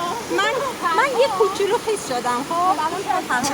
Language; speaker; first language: Persian; native; Persian